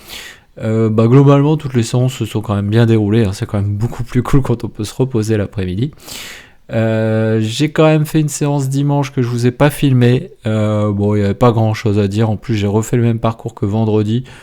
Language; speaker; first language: French; native; French